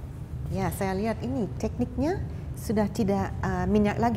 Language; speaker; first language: Indonesian; non-native, fluent; English